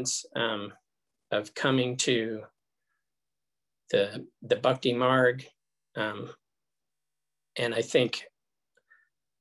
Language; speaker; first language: English; native; English